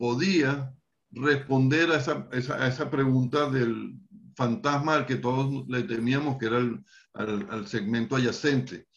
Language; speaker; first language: Spanish; native; Spanish